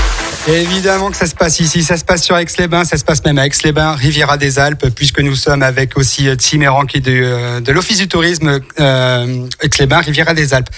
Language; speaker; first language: French; native; French